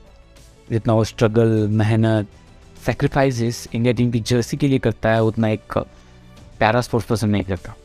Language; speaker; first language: Hindi; native; Hindi